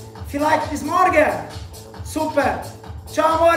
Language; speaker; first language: German; non-native, learner; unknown